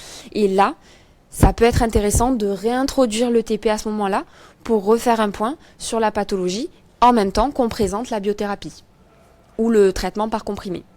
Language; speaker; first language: French; native; French